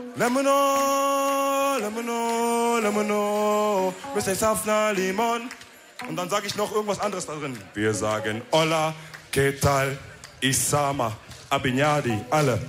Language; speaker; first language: German; early bilingual, other home language; Wolof